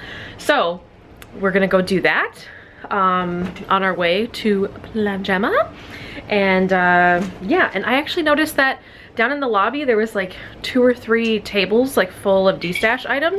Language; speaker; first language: English; native; English